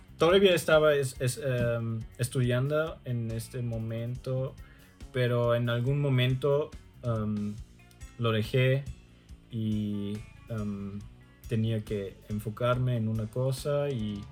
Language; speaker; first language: Spanish; early bilingual, heritage; German